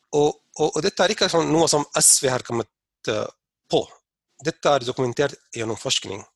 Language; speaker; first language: Norwegian; non-native, fluent; Arabic